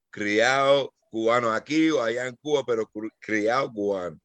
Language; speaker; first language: Spanish; early bilingual, other home language; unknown